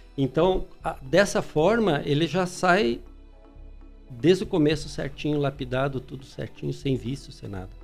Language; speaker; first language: Portuguese; early bilingual, other home language; Spanish